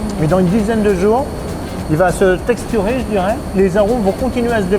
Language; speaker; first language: French; native; French